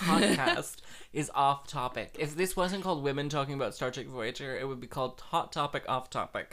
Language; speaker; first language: English; native; English